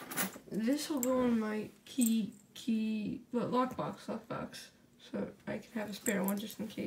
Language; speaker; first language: English; native; English